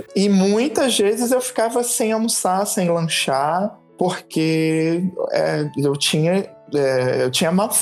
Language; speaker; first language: Portuguese; native; Portuguese